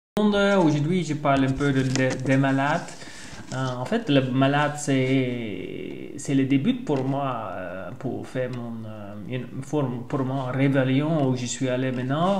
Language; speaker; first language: French; non-native, learner; Dutch